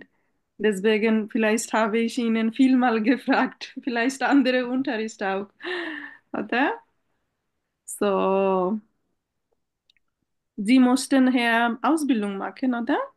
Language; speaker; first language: German; non-native, fluent; Bangla